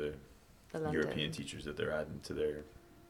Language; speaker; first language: English; native; English